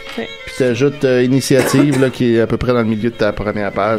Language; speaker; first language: French; native; French